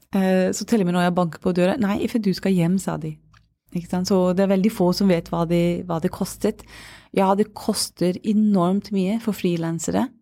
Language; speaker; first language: Norwegian; non-native, fluent; English